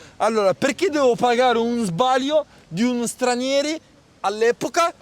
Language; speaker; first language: Italian; non-native, learner; Arabic